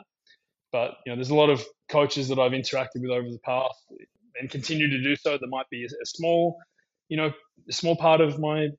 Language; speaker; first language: English; native; English